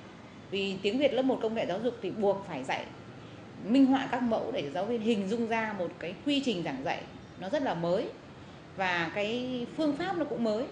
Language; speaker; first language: Vietnamese; native; Vietnamese